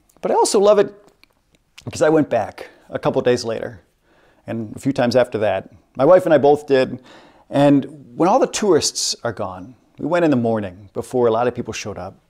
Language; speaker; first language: English; native; English